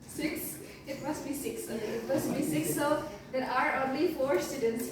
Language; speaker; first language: English; non-native, learner; Indonesian